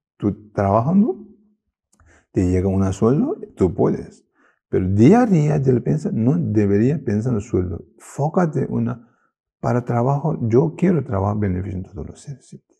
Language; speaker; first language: Spanish; non-native, learner; Tibetan